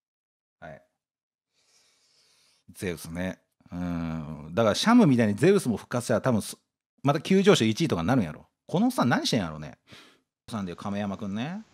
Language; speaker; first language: Japanese; native; Japanese